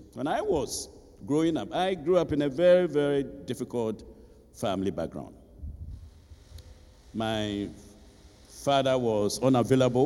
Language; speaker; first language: English; non-native, local second language; Akan